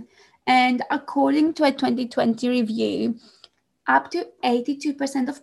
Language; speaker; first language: English; non-native, fluent; Greek